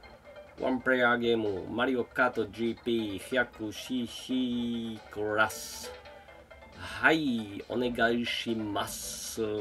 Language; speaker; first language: Japanese; non-native, learner; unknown